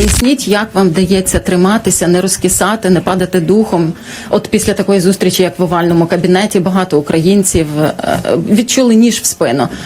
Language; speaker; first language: Ukrainian; native; Ukrainian